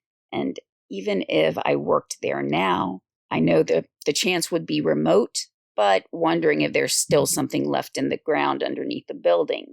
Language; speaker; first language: English; native; English